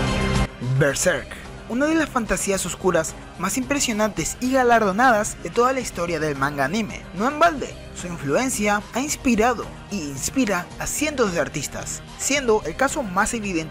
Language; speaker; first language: Spanish; native; Spanish